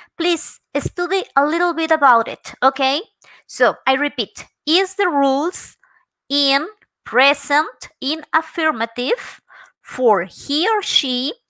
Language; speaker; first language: English; non-native, fluent; Spanish